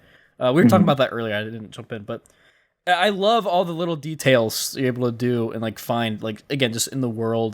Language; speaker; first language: English; native; English